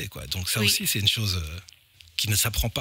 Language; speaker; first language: French; native; French